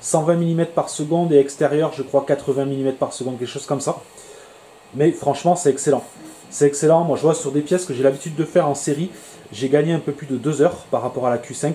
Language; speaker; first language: French; native; French